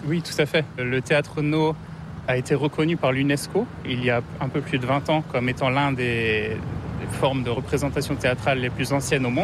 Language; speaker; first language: French; native; French